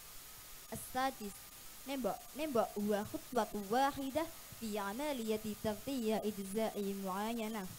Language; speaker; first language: Arabic; non-native, learner; Indonesian